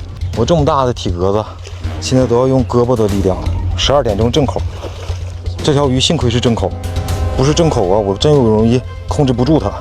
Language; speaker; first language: Chinese; native; Chinese